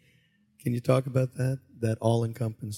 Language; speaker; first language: English; native; English